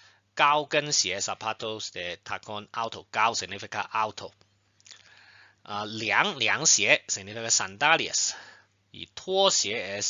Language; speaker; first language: Spanish; non-native, fluent; Chinese